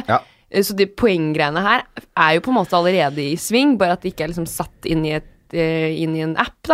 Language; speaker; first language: Norwegian; native; Norwegian